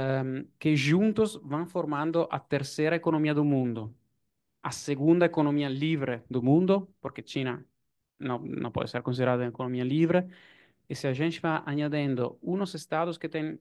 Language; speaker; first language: Portuguese; non-native, fluent; Italian